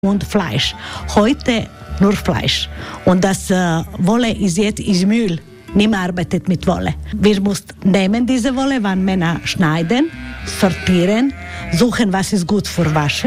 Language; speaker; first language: German; non-native, learner; Croatian